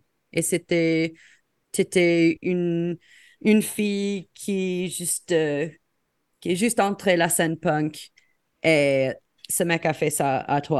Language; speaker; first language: French; non-native, fluent; English